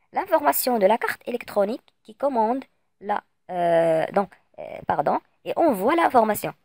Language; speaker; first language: French; non-native, local second language; Arabic